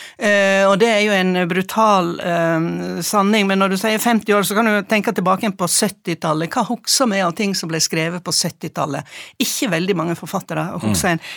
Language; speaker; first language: Norwegian; native; Norwegian